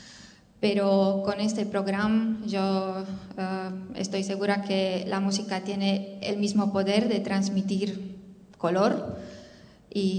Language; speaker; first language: Spanish; non-native, fluent; Romanian